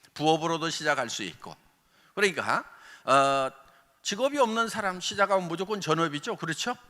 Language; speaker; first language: Korean; native; Korean